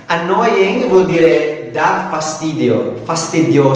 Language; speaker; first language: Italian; non-native, learner; English